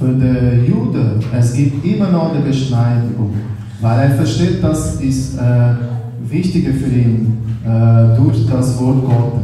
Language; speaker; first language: German; non-native, learner; Portuguese